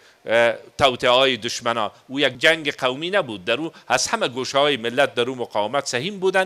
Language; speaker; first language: Persian; native; Persian